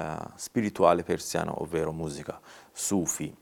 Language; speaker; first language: Italian; non-native, fluent; Persian